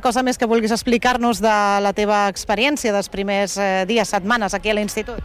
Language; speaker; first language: Catalan; native; Catalan